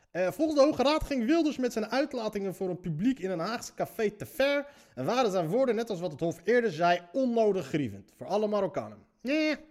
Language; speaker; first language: Dutch; early bilingual, other home language; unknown